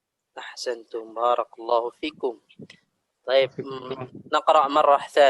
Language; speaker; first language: Arabic; non-native, fluent; Indonesian